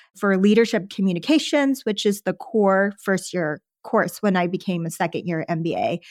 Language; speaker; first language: English; early bilingual, other home language; Chinese